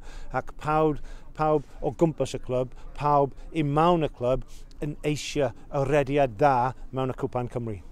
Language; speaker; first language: Welsh; non-native, local second language; English